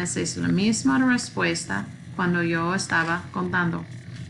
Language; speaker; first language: Spanish; non-native, learner; English